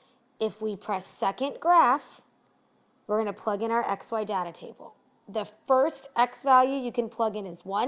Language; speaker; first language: English; native; English